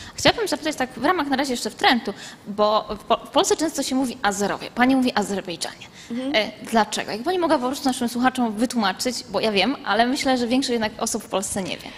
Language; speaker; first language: Polish; native; Polish